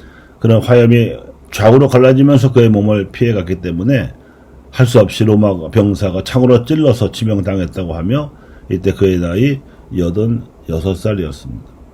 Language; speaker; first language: Korean; native; Korean